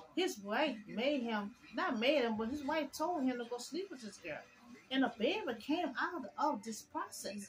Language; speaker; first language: English; native; English